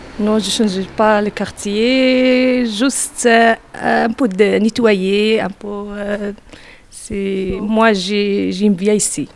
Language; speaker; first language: French; non-native, learner; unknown